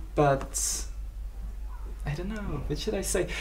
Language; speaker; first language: English; non-native, fluent; Czech